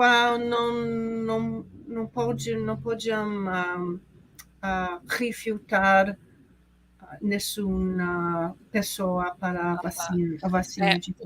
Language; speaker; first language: Portuguese; non-native, learner; English